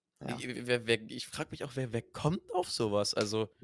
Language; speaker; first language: German; native; German